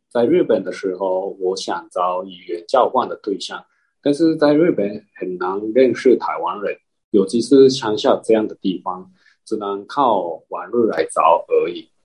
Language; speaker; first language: Chinese; non-native, learner; Japanese